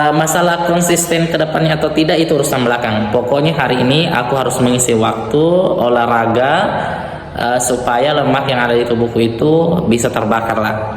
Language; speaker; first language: Indonesian; non-native, local second language; Buginese